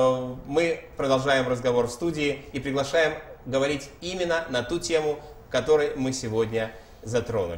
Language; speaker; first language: Russian; native; Russian